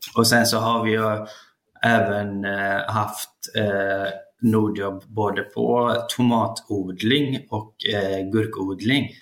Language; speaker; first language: Swedish; early bilingual, other home language; Icelandic